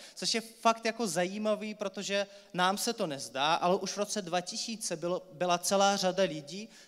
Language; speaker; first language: Czech; non-native, fluent; Russian